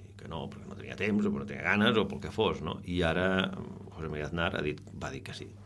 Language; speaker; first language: Catalan; non-native, local second language; Spanish